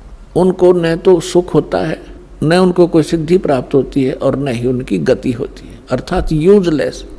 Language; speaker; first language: Hindi; native; Hindi